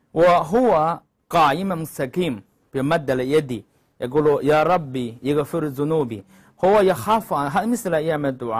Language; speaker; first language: Arabic; non-native, learner; Chinese